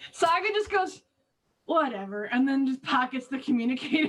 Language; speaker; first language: English; native; English